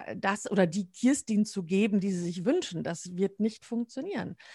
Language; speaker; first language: German; native; German